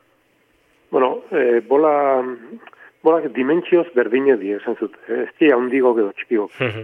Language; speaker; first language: Basque; native; Basque